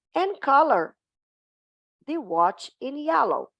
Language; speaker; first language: English; non-native, fluent; Portuguese